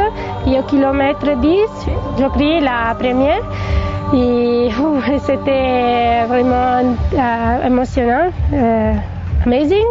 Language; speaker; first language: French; non-native, learner; Italian